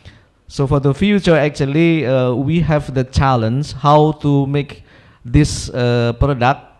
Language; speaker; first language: English; non-native, local second language; Indonesian